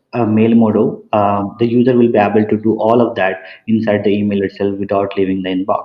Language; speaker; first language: English; non-native, local second language; Hindi